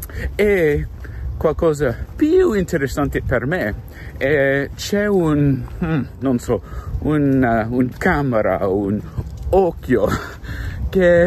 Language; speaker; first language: Italian; non-native, learner; English